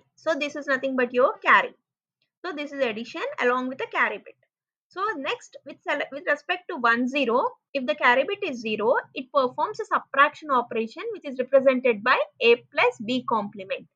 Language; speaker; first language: English; non-native, local second language; Telugu